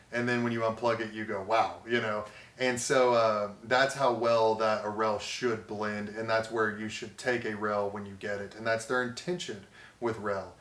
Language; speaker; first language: English; native; English